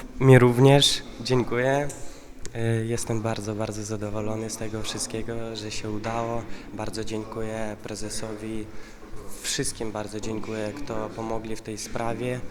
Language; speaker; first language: Polish; non-native, fluent; Russian